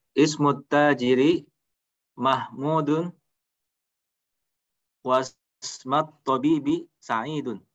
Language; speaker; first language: Arabic; non-native, learner; Indonesian